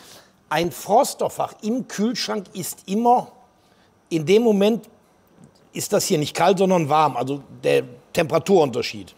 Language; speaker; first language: German; native; German